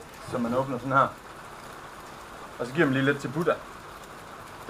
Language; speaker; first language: Danish; native; Danish